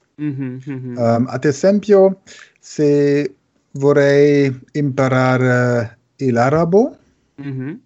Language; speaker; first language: Italian; non-native, learner; German